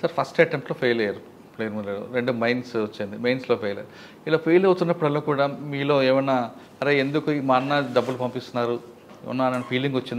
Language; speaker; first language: Telugu; native; Telugu